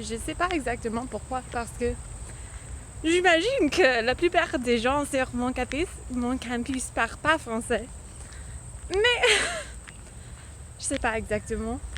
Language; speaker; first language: French; non-native, learner; English